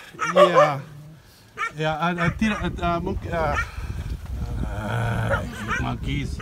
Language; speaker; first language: Indonesian; non-native, learner; English